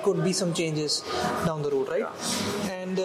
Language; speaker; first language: English; non-native, local second language; Punjabi